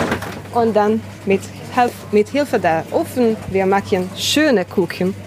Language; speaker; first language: German; non-native, learner; Hungarian